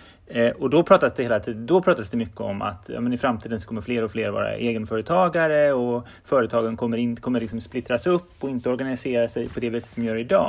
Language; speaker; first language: Swedish; native; Swedish